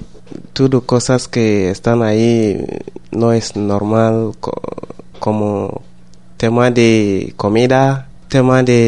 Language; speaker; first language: Spanish; non-native, learner; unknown